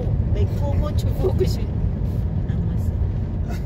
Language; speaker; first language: French; non-native, fluent; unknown